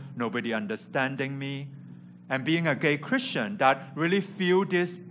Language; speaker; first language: English; non-native, local second language; Cantonese